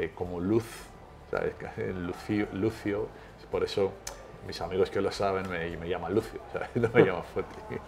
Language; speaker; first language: Spanish; non-native, fluent; Greek